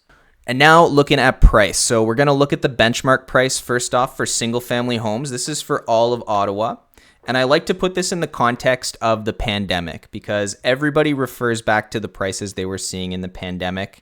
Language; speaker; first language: English; native; English